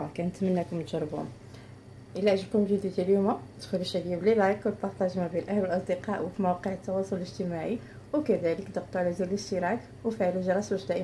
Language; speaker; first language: Arabic; native; Arabic